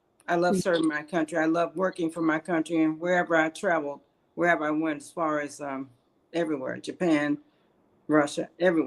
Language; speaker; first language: English; native; English